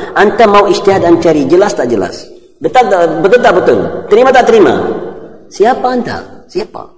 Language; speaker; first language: Malay; non-native, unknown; Arabic